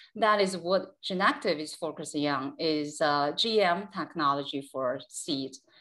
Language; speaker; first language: English; non-native, fluent; Chinese